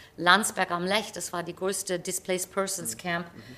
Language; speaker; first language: German; non-native, fluent; English